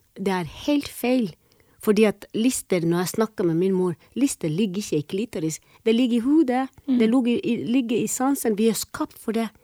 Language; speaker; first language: Norwegian; non-native, fluent; Somali